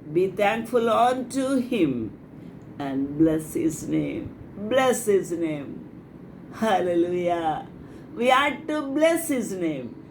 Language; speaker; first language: English; non-native, local second language; Telugu